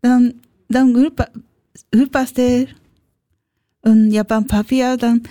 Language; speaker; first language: German; non-native, learner; Japanese